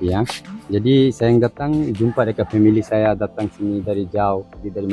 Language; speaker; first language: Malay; non-native, learner; Bangla